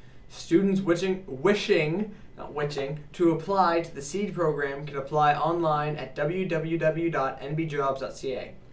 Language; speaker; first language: English; native; English